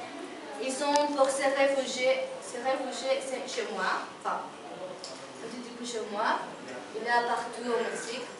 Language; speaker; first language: French; non-native, learner; Spanish